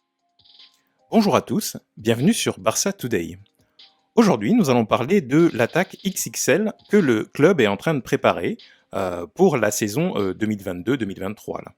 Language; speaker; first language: French; native; French